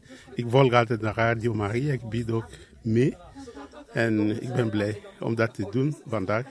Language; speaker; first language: Dutch; non-native, learner; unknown